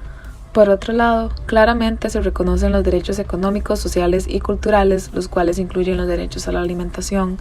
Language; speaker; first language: Spanish; native; Spanish